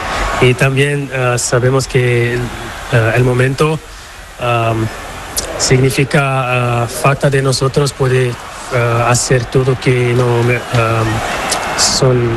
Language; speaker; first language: Spanish; non-native, learner; Portuguese